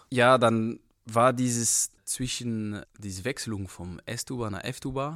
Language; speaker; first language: German; non-native, fluent; French